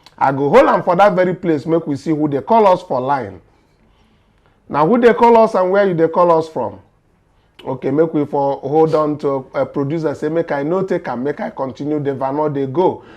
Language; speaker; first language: Nigerian Pidgin; native; Nigerian Pidgin